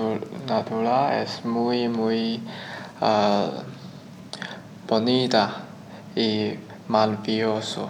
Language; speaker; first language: Spanish; non-native, learner; Chinese